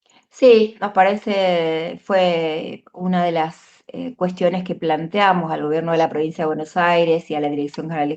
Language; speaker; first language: Spanish; native; Spanish